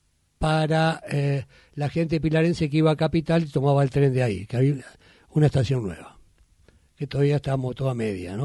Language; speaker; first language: Spanish; native; Spanish